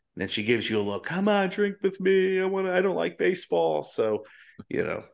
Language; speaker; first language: English; native; English